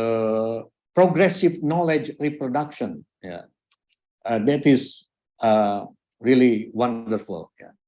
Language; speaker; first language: English; non-native, fluent; Indonesian